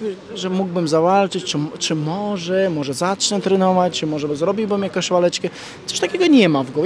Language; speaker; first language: Polish; non-native, fluent; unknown